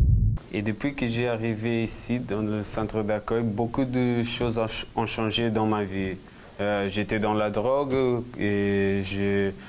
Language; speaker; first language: French; non-native, fluent; Portuguese